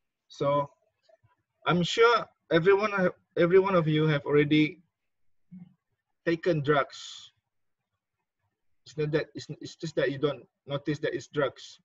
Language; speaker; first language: English; non-native, local second language; Malay